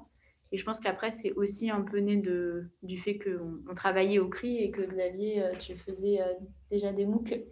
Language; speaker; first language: French; native; French